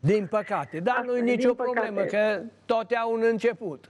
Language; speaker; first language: Romanian; native; Romanian